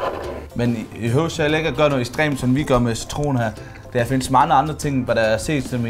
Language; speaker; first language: Danish; native; Danish